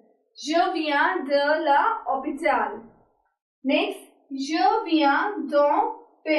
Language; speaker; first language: French; non-native, fluent; Hindi